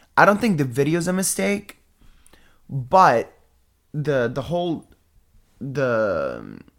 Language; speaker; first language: English; non-native, fluent; Italian